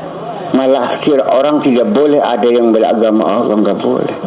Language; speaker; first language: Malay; non-native, local second language; Javanese